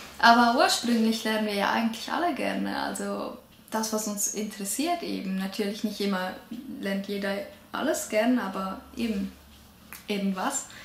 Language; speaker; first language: German; native; German